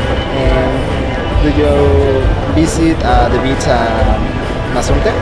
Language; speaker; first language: English; non-native, learner; Spanish